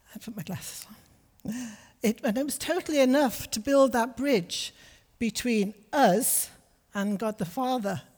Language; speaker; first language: English; native; English